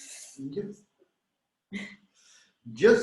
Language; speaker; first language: English; non-native, learner; Spanish